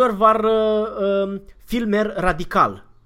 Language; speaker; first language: German; non-native, fluent; Romanian